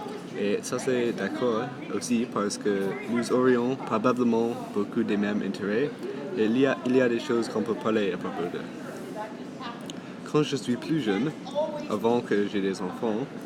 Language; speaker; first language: French; non-native, local second language; English